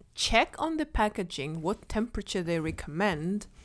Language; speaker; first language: English; non-native, fluent; Kazakh